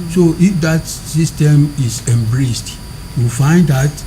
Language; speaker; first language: English; non-native, local second language; Yoruba